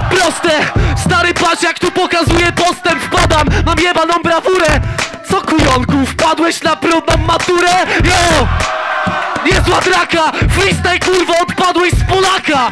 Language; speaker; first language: Polish; native; Polish